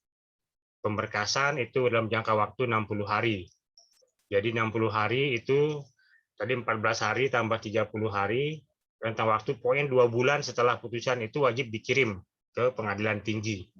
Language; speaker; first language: Indonesian; native; Indonesian